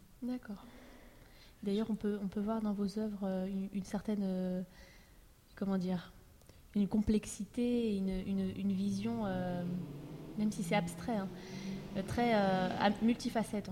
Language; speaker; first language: French; native; French